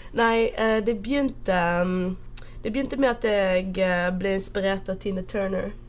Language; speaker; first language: Norwegian; early bilingual, other home language; Portuguese